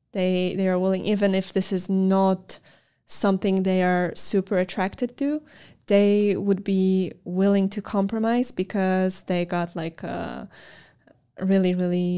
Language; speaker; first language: English; non-native, fluent; Polish